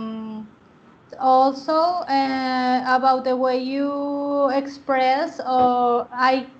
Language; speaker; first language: English; non-native, learner; Spanish